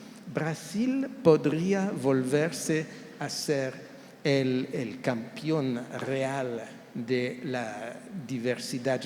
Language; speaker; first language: Spanish; non-native, fluent; French